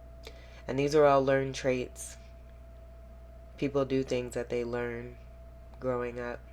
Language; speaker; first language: English; native; English